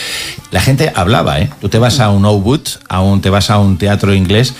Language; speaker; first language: Spanish; native; Spanish